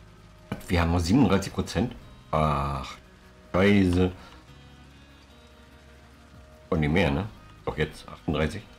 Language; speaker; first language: German; native; German